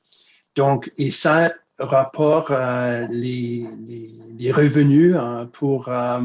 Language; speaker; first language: French; non-native, fluent; English